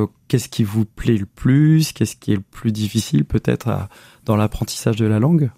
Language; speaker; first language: French; native; French